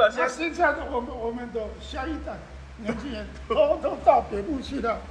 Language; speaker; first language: Chinese; native; Chinese